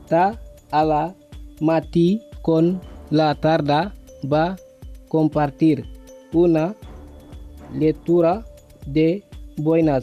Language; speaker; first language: Catalan; non-native, learner; Spanish